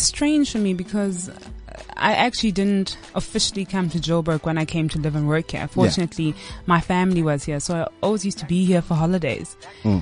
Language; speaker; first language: English; non-native, local second language; Xhosa